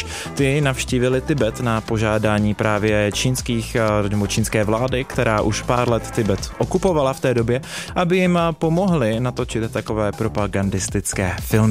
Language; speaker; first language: Czech; native; Czech